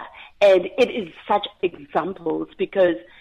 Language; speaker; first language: English; non-native, local second language; Zulu